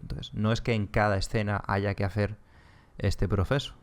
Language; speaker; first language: Spanish; native; Spanish